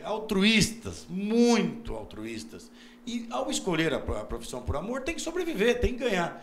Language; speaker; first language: Portuguese; native; Portuguese